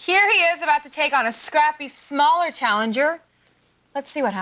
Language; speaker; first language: English; native; English